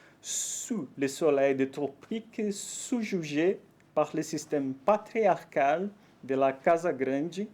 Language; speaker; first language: French; non-native, fluent; Portuguese